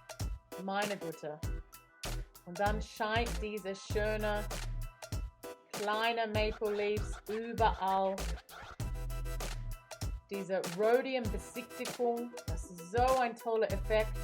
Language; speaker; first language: German; non-native, learner; English